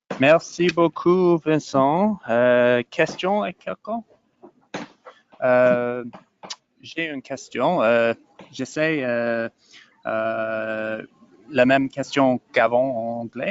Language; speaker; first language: French; non-native, learner; English